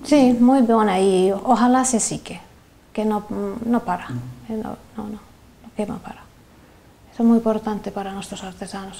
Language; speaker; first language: Spanish; non-native, learner; Finnish